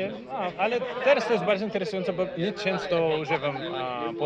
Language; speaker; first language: Polish; non-native, fluent; Portuguese